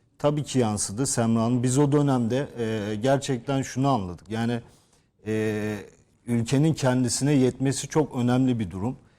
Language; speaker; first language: Turkish; native; Turkish